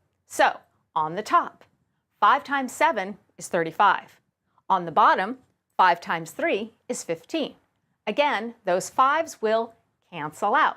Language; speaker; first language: English; native; English